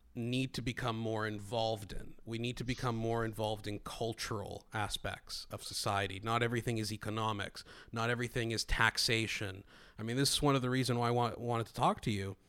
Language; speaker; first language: English; non-native, fluent; Greek